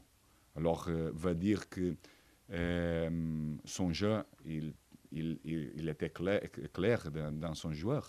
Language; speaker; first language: French; non-native, fluent; Portuguese